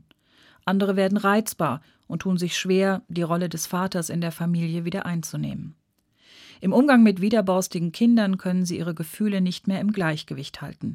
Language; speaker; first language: German; native; German